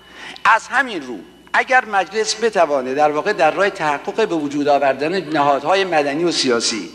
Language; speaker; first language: Persian; native; Persian